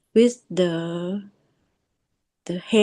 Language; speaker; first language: English; non-native, learner; Japanese